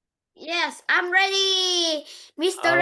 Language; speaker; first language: English; non-native, learner; Vietnamese